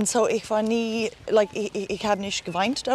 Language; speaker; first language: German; non-native, learner; English